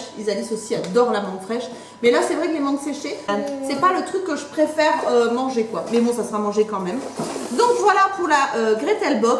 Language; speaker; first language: French; native; French